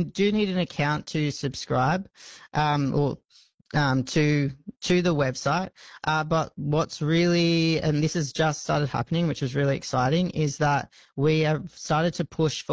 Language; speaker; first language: English; native; English